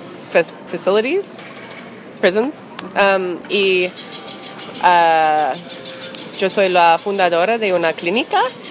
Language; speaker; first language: Spanish; non-native, learner; English